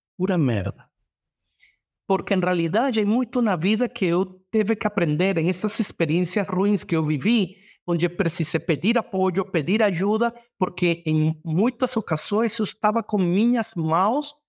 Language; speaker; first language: Portuguese; non-native, learner; Spanish